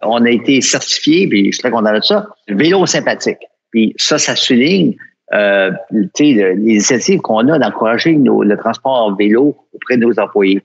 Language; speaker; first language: French; native; French